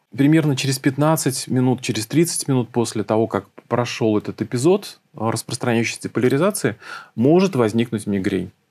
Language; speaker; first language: Russian; native; Russian